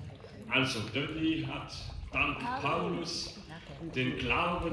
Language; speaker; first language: German; non-native, local second language; French